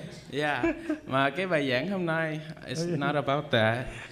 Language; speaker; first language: Vietnamese; early bilingual, heritage; Vietnamese